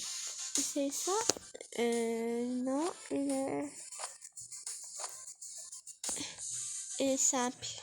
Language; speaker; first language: French; non-native, learner; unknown